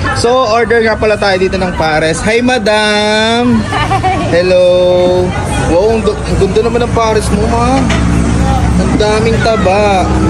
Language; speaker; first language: Filipino; native; Filipino